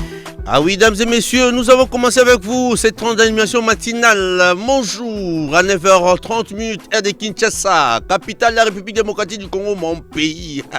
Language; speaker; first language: French; non-native, local second language; Lingala